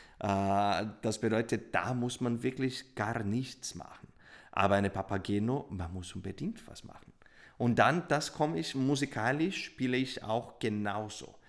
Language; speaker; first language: German; non-native, fluent; Portuguese